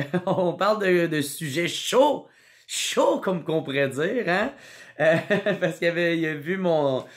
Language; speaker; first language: French; native; French